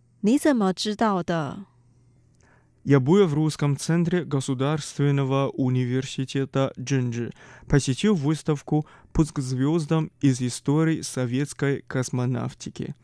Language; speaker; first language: Russian; non-native, fluent; Chinese